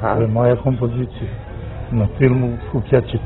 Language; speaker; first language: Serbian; non-native, local second language; Romany